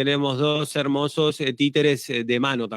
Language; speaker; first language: Spanish; native; Spanish